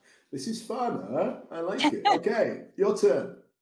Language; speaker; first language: English; native; English